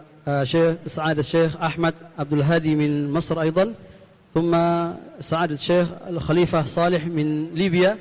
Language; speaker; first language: Arabic; non-native, fluent; Indonesian